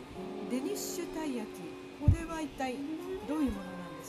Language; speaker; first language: Japanese; native; Japanese